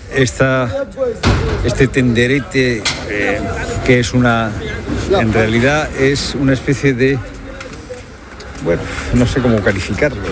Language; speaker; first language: Spanish; native; Spanish